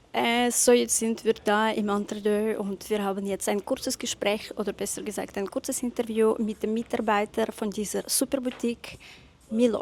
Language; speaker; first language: German; non-native, fluent; Russian